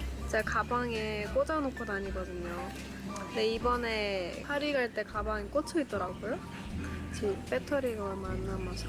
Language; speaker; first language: Korean; non-native, fluent; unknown